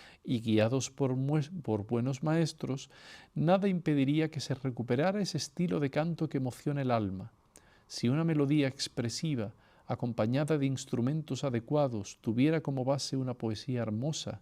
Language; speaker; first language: Spanish; native; Spanish